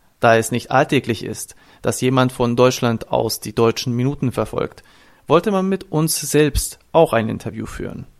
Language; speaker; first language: German; non-native, fluent; Serbian